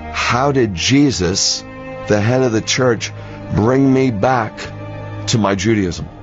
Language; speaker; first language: English; native; English